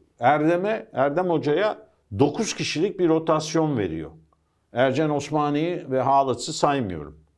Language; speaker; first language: Turkish; early bilingual, heritage; Turkish